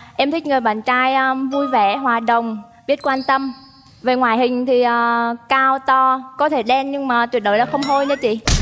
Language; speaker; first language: Vietnamese; native; Vietnamese